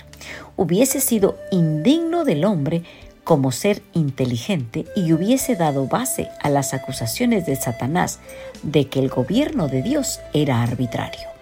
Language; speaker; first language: Spanish; native; Spanish